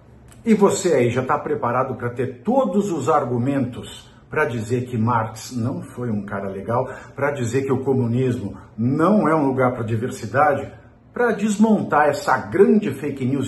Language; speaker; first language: Portuguese; native; Portuguese